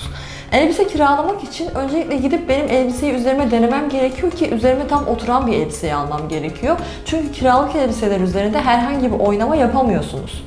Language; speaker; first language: Turkish; native; Turkish